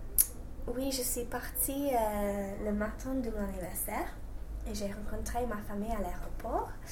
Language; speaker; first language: French; non-native, fluent; English